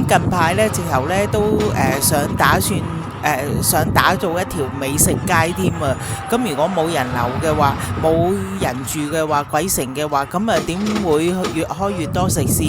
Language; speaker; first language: Cantonese; native; Cantonese